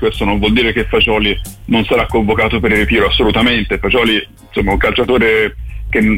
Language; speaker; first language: Italian; native; Italian